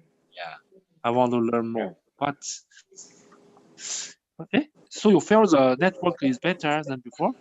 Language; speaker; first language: English; non-native, learner; Chinese